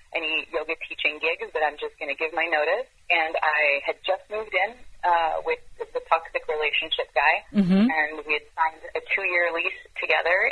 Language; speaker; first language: English; non-native, fluent; Hebrew